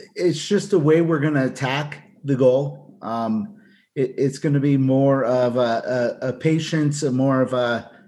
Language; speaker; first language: English; native; English